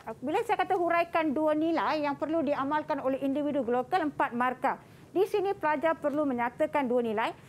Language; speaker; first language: Malay; non-native, local second language; Tamil